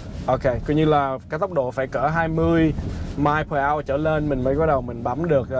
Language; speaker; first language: Vietnamese; early bilingual, heritage; Vietnamese